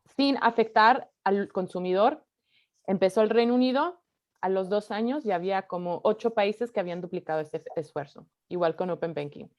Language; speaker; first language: Spanish; early bilingual, heritage; Spanish